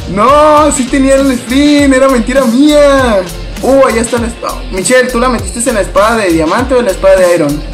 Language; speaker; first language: Spanish; native; Spanish